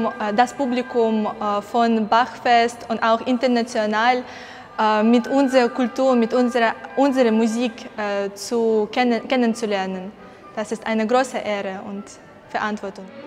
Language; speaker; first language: German; non-native, fluent; Ukrainian